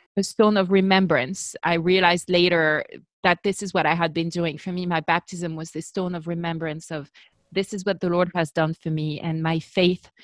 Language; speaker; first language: English; non-native, fluent; French